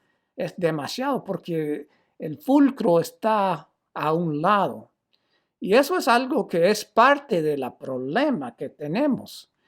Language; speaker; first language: Spanish; non-native, fluent; English